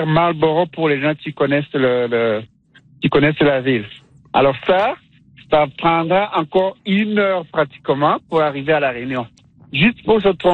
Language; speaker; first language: French; non-native, local second language; Kinyarwanda